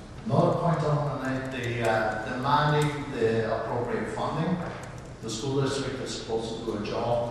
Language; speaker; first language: English; non-native, fluent; Swiss German